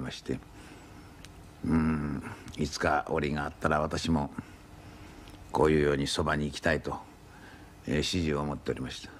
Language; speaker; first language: Japanese; native; Japanese